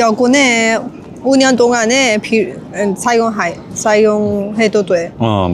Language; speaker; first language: Korean; non-native, learner; Persian